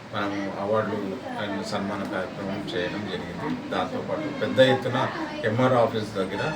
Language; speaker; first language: Telugu; native; Telugu